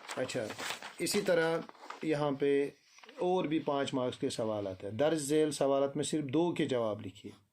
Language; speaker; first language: Urdu; non-native, local second language; Kashmiri